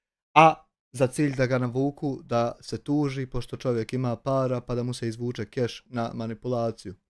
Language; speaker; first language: Bosnian; native; Bosnian